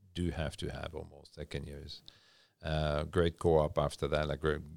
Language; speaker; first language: English; non-native, fluent; French